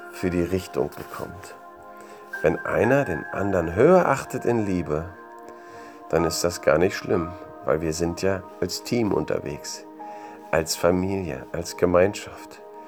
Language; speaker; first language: German; native; German